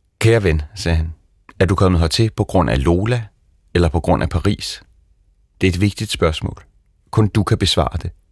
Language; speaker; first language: Danish; native; Danish